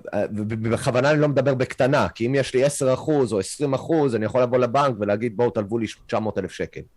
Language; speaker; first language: Hebrew; non-native, fluent; English